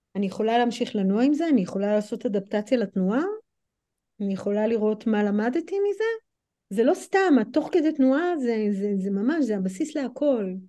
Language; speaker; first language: Hebrew; non-native, fluent; English